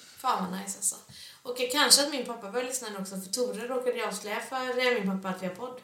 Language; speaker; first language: Swedish; native; Swedish